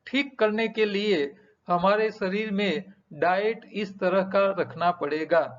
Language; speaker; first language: Hindi; non-native, local second language; Gujarati